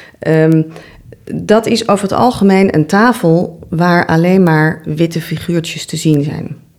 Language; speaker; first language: Dutch; native; Dutch